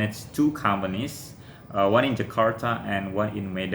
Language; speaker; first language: English; non-native, fluent; Indonesian